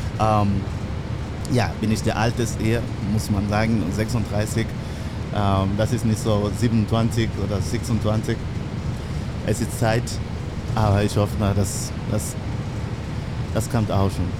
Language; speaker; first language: German; non-native, learner; English